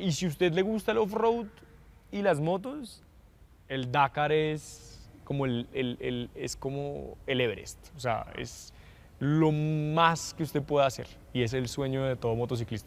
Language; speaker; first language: Spanish; native; Spanish